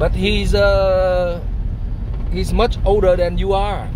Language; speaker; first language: English; non-native, learner; Vietnamese